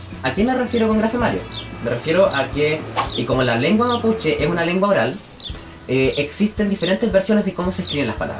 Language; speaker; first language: Spanish; native; Spanish